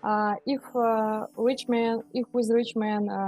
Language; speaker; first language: English; non-native, learner; Russian